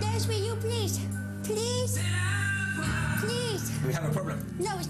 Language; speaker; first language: English; non-native, learner; Dutch